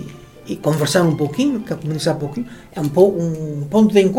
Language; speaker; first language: Portuguese; native; Portuguese